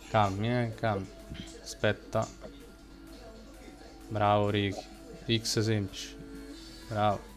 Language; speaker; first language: Italian; native; Italian